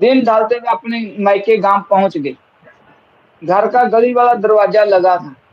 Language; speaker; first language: Hindi; non-native, local second language; Punjabi